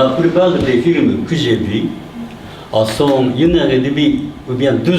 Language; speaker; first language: French; non-native, learner; Japanese